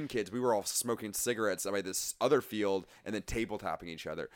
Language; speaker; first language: English; native; English